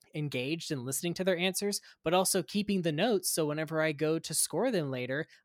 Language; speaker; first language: English; native; English